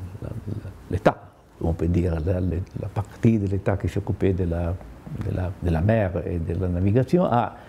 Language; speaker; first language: French; non-native, fluent; Italian